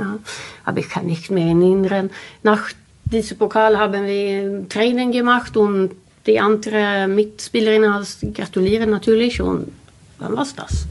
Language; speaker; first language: German; non-native, learner; Swedish